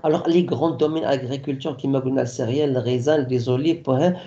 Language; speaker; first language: French; non-native, local second language; Arabic